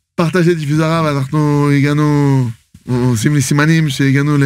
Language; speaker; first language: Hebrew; non-native, fluent; French